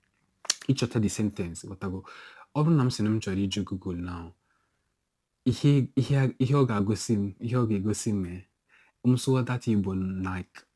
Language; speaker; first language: Igbo; non-native, local second language; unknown